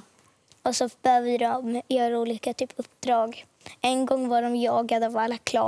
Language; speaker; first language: Swedish; early bilingual, other home language; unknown